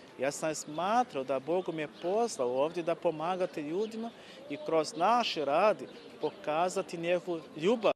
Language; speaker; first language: Bosnian; non-native, learner; Portuguese